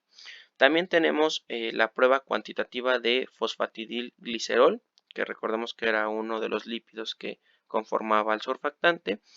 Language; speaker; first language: Spanish; native; Spanish